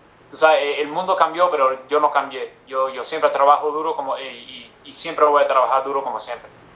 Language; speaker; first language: Spanish; early bilingual, other home language; English